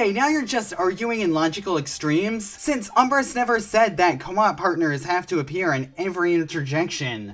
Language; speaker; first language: English; native; English